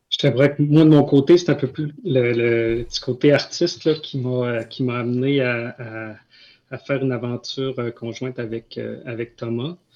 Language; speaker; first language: French; native; French